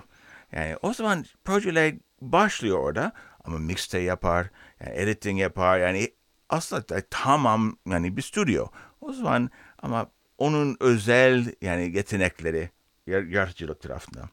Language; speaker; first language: Turkish; non-native, learner; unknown